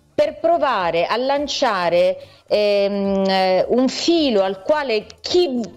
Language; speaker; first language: Italian; native; Italian